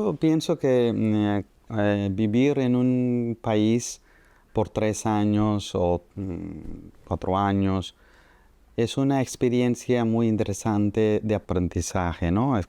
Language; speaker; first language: Spanish; non-native, fluent; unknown